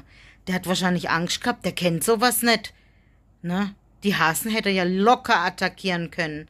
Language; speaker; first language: German; native; German